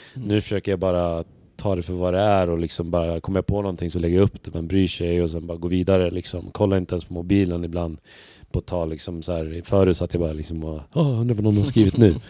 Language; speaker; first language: Swedish; native; Swedish